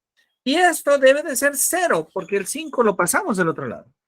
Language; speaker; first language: Spanish; native; Spanish